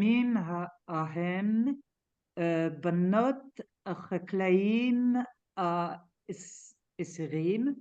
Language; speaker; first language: Hebrew; non-native, learner; French